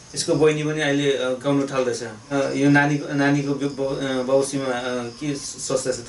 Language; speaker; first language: Nepali; non-native, local second language; Bodo